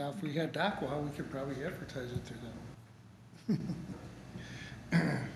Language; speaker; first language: English; native; English